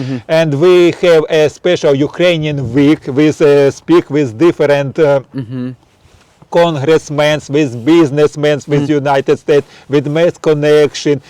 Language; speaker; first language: English; non-native, learner; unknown